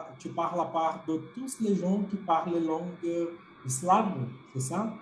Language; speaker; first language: French; non-native, fluent; Portuguese